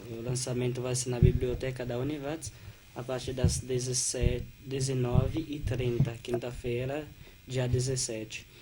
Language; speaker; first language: Portuguese; non-native, fluent; Haitian Creole